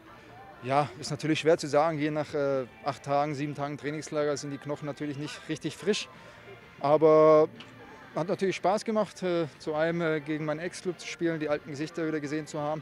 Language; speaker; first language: German; native; German